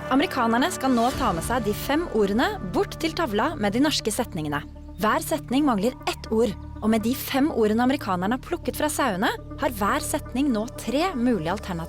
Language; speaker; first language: Norwegian; native; Norwegian